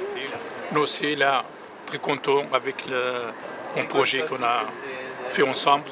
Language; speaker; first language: French; non-native, learner; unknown